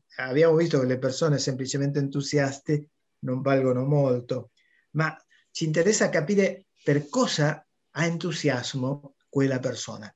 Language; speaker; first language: Italian; non-native, fluent; Spanish